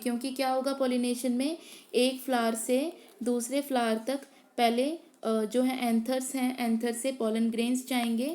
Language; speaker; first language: Hindi; native; Hindi